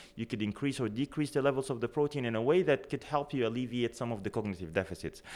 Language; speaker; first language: English; non-native, fluent; Arabic